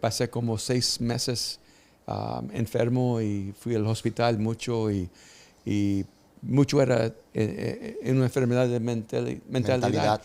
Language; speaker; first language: Spanish; early bilingual, heritage; Spanish